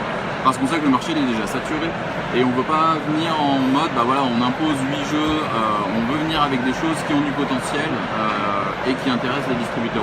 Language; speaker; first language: French; native; French